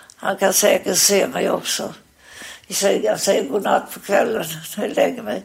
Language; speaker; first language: Swedish; native; Swedish